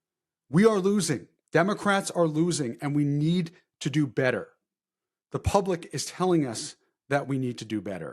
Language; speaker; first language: English; native; English